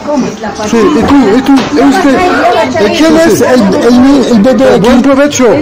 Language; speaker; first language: Spanish; non-native, learner; French